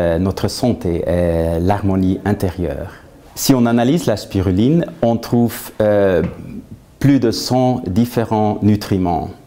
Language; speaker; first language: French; non-native, fluent; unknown